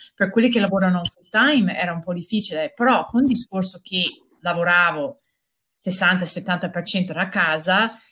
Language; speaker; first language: Italian; non-native, fluent; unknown